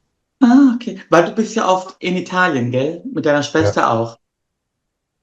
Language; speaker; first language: German; non-native, fluent; Italian